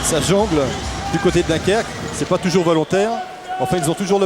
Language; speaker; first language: French; native; French